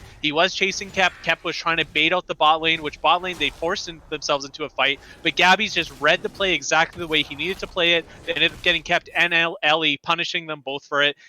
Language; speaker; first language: English; native; English